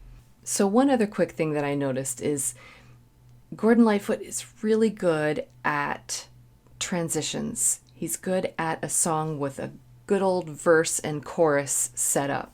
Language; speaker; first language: English; native; English